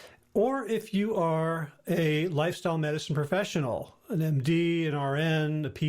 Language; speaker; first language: English; native; English